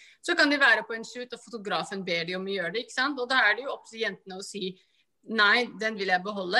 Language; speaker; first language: Norwegian; early bilingual, other home language; Somali